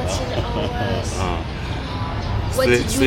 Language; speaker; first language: English; non-native, fluent; French